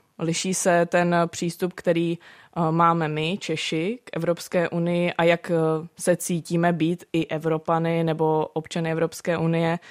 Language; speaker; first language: Czech; native; Czech